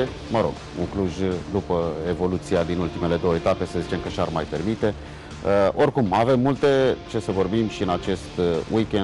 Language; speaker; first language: Romanian; native; Romanian